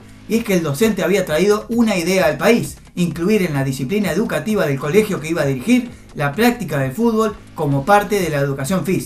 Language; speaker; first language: Spanish; native; Spanish